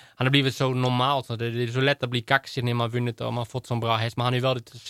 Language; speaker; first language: Swedish; non-native, fluent; Dutch